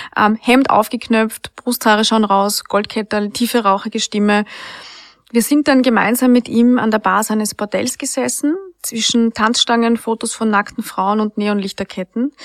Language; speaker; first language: German; native; German